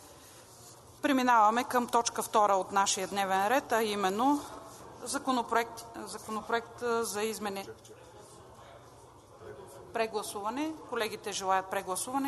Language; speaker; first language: Bulgarian; native; Bulgarian